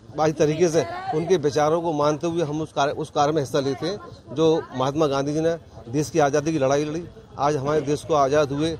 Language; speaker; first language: Hindi; native; Hindi